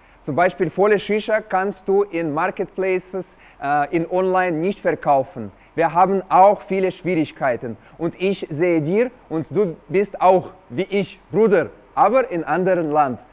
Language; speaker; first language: German; non-native, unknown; Russian